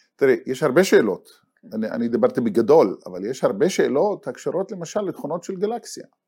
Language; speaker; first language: Hebrew; non-native, local second language; Arabic